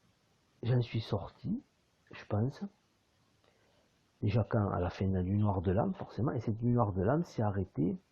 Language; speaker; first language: French; native; French